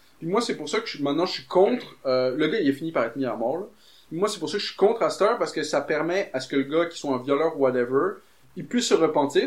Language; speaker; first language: French; native; French